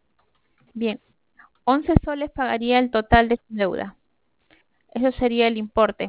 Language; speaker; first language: Spanish; native; Spanish